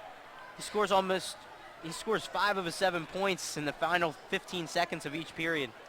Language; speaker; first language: English; native; English